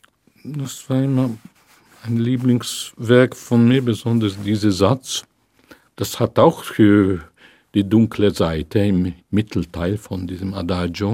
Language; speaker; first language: German; non-native, fluent; Hungarian